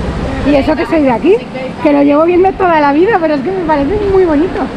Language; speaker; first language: Spanish; native; Spanish